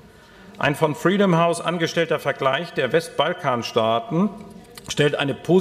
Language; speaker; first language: German; native; German